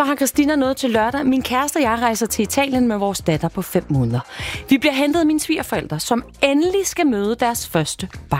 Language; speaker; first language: Danish; native; Danish